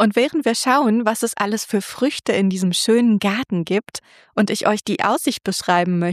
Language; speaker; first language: German; native; German